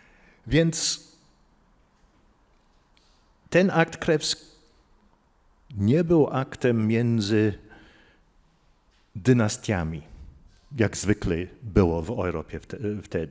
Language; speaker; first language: Polish; non-native, fluent; English